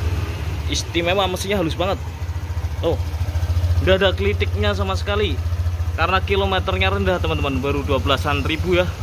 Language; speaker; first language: Indonesian; native; Indonesian